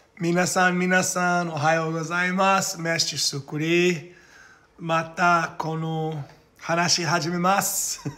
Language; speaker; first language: Japanese; non-native, learner; Portuguese